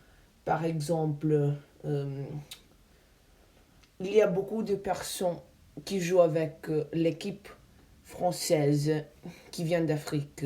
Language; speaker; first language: French; non-native, learner; English